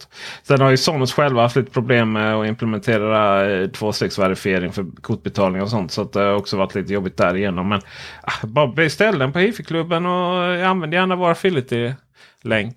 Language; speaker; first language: Swedish; native; Swedish